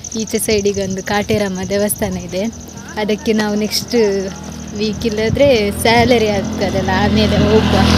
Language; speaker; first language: Kannada; non-native, local second language; Tulu